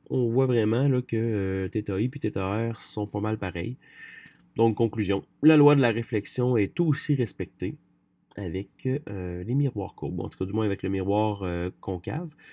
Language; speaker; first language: French; native; French